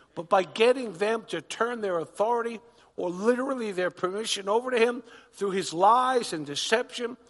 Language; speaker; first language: English; native; English